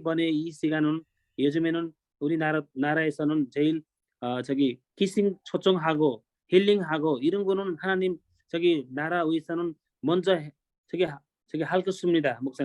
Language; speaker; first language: Korean; non-native, learner; Nepali